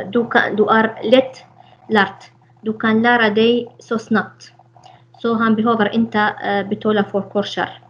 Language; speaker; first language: Swedish; non-native, fluent; Arabic